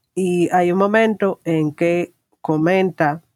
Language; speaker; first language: Spanish; native; Spanish